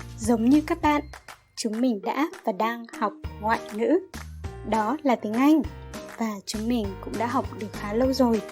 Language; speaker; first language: Vietnamese; native; Vietnamese